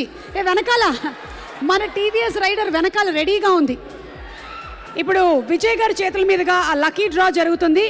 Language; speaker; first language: Telugu; native; Telugu